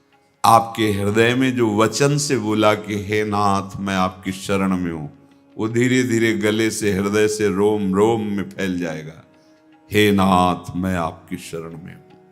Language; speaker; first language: Hindi; native; Hindi